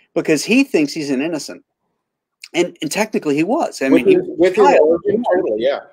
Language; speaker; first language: English; native; English